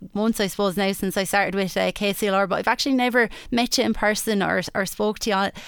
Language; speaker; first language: English; native; English